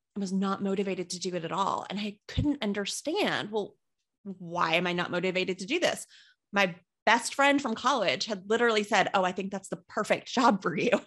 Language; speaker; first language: English; native; English